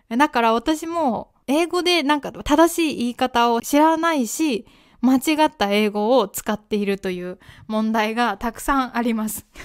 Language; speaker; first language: Japanese; native; Japanese